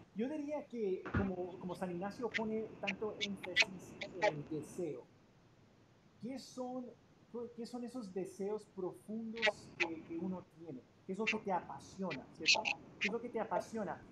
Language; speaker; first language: Spanish; native; Spanish